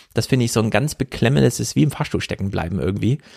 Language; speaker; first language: German; native; German